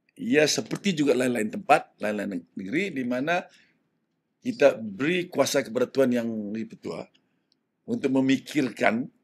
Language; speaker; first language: Malay; native; Malay